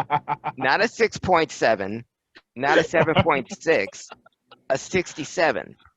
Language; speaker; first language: English; native; English